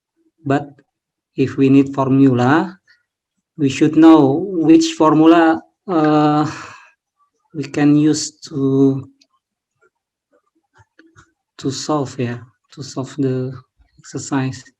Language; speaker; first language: English; non-native, learner; Indonesian